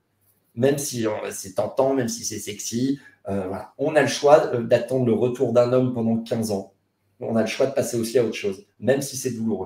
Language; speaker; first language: French; native; French